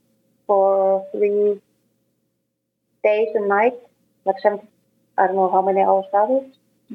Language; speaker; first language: English; non-native, fluent; Icelandic